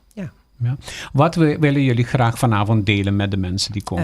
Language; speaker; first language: Dutch; non-native, local second language; Papiamento